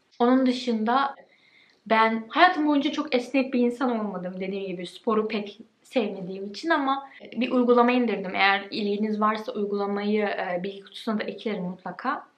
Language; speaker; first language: Turkish; early bilingual, heritage; Turkish